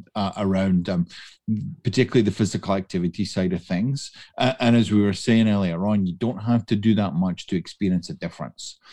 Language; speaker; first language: English; native; English